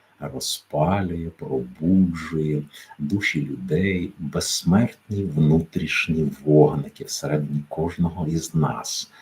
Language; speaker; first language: Ukrainian; native; Ukrainian